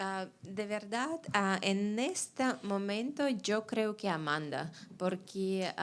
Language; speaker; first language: Spanish; non-native, fluent; Russian